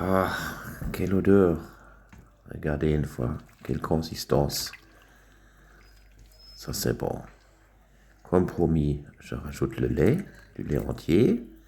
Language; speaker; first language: French; non-native, local second language; German